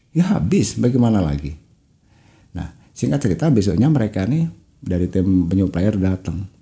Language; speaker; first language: Indonesian; non-native, local second language; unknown